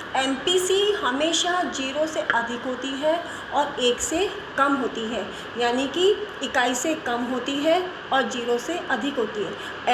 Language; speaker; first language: Hindi; native; Hindi